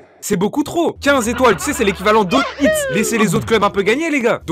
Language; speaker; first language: French; native; French